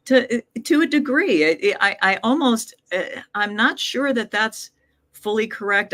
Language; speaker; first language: English; native; English